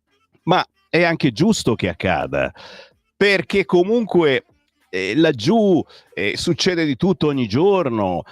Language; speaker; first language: Italian; native; Italian